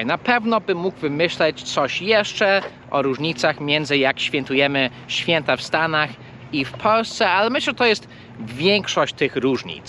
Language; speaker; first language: Polish; early bilingual, heritage; English